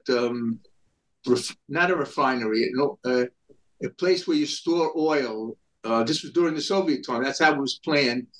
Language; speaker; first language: English; native; English